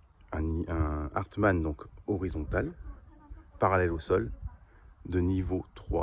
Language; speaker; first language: French; native; French